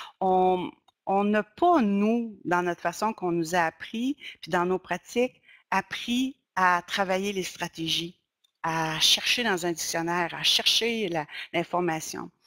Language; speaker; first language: French; native; French